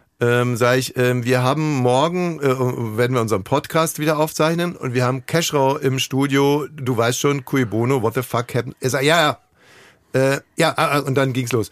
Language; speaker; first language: German; native; German